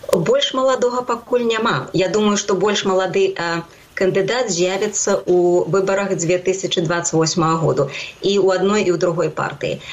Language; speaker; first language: Belarusian; native; Belarusian